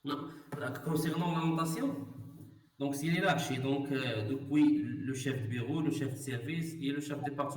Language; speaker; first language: French; non-native, local second language; Arabic